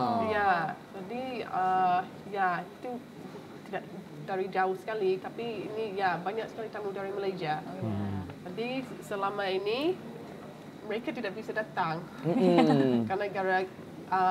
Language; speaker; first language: Indonesian; non-native, fluent; English